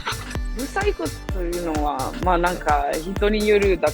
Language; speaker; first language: Japanese; non-native, fluent; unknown